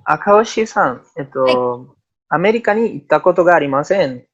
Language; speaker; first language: Japanese; non-native, learner; Italian